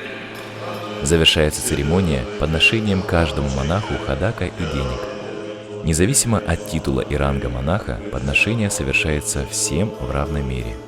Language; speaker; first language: Russian; native; Russian